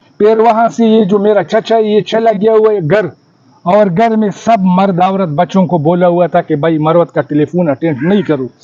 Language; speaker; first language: Urdu; non-native, local second language; Pashto